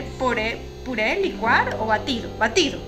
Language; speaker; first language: Spanish; native; Spanish